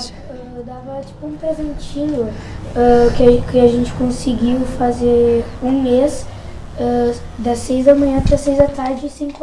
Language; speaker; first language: Portuguese; early bilingual, other home language; Arabic